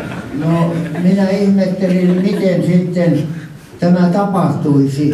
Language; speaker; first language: Finnish; non-native, local second language; Swedish